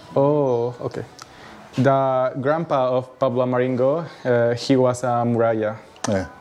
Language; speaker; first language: English; non-native, learner; Spanish